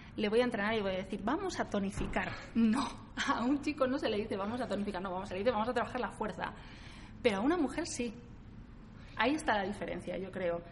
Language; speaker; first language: Spanish; native; Spanish